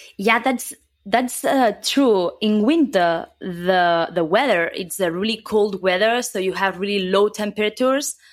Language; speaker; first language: English; non-native, fluent; Catalan